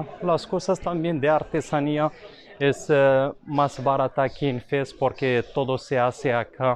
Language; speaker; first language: Spanish; non-native, fluent; Arabic